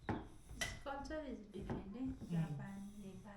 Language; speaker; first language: English; non-native, learner; Nepali